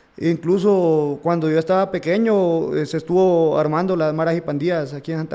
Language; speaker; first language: Spanish; native; Spanish